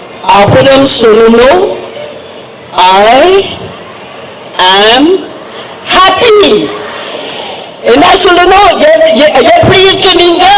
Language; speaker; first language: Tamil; non-native, learner; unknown